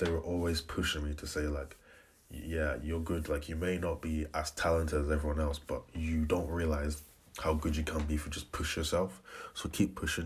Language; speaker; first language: English; native; English